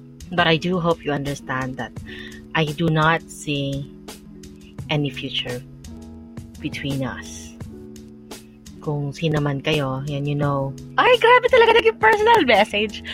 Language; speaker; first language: English; non-native, local second language; Filipino